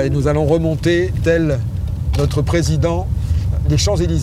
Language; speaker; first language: French; native; French